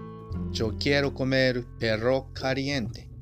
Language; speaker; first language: Spanish; non-native, fluent; Japanese